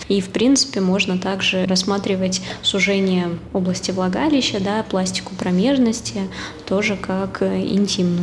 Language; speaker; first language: Russian; native; Russian